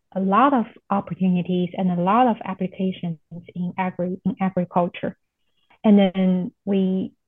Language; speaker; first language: English; non-native, fluent; Chinese